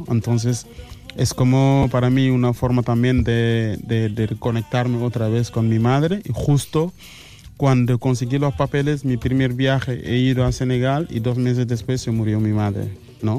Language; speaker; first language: Spanish; non-native, fluent; Mandingo